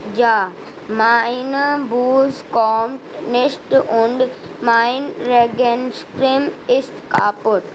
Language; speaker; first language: German; non-native, learner; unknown